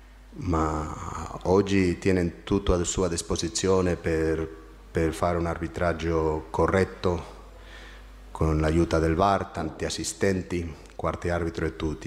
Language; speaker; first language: Italian; non-native, fluent; Spanish